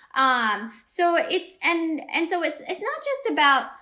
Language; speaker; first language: English; early bilingual, other home language; Amharic